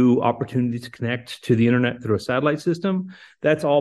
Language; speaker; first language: English; native; English